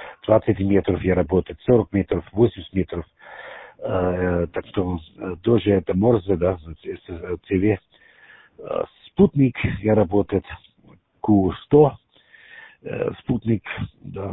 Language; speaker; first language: Russian; non-native, learner; German